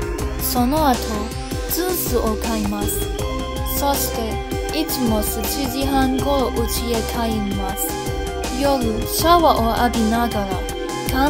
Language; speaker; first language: Japanese; non-native, learner; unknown